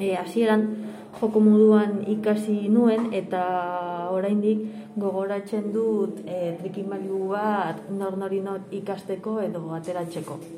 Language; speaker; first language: Basque; non-native, local second language; Spanish